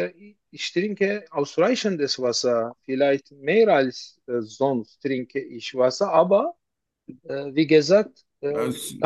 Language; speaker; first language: German; non-native, learner; Turkish